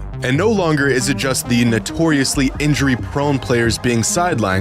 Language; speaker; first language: English; native; English